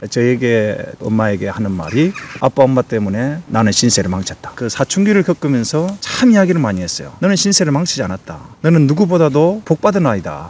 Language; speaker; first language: Korean; native; Korean